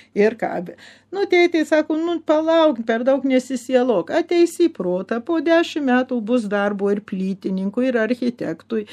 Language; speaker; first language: Lithuanian; early bilingual, heritage; Lithuanian